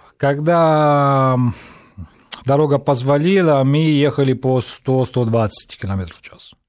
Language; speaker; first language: Russian; non-native, fluent; Italian